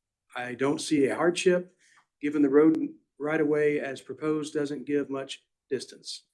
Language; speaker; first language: English; native; English